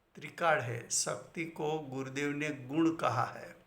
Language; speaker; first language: Hindi; non-native, local second language; Gujarati